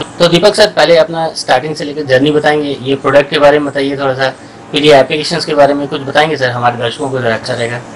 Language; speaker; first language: Hindi; native; Hindi